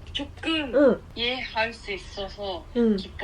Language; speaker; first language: Korean; non-native, learner; Japanese